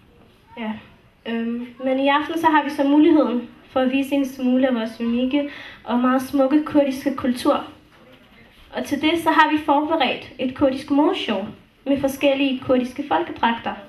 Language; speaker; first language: Danish; early bilingual, other home language; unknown